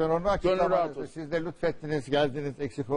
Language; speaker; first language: Turkish; native; Turkish